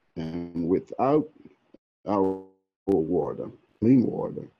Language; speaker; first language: English; native; English